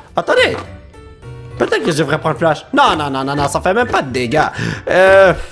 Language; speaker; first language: French; native; French